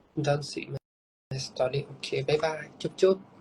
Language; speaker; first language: English; non-native, learner; Thai